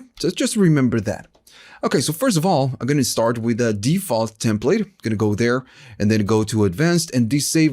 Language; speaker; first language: English; non-native, fluent; Spanish